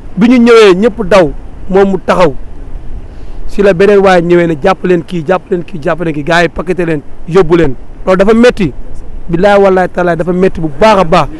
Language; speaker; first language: Wolof; native; Wolof